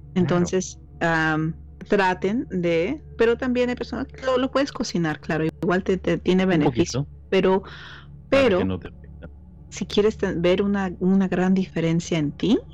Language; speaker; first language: Spanish; native; Spanish